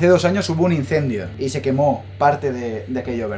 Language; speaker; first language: Spanish; native; Spanish